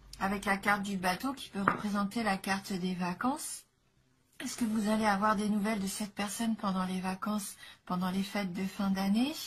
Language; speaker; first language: French; native; French